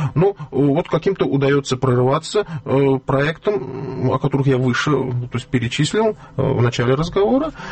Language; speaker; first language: Russian; non-native, local second language; Azerbaijani